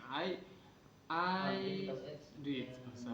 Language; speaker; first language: English; non-native, learner; Indonesian